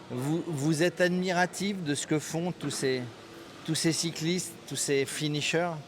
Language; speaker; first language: French; native; French